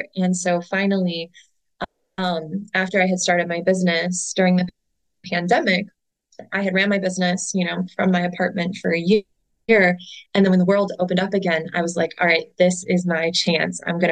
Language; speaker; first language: English; native; English